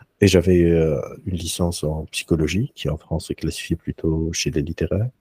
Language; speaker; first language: French; non-native, local second language; Arabic